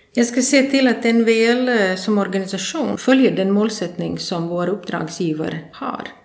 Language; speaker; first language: Swedish; non-native, fluent; Latvian